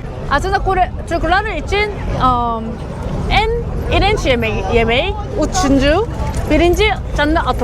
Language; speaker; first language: Turkish; non-native, learner; Korean